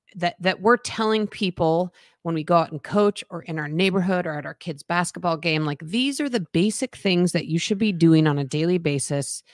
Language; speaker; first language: English; native; English